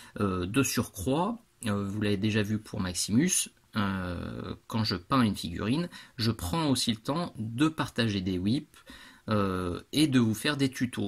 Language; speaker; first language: French; native; French